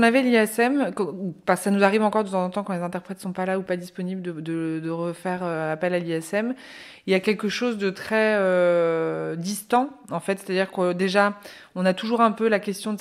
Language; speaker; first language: French; native; French